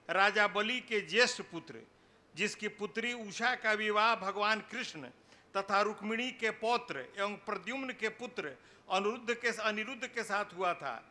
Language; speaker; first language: Hindi; native; Hindi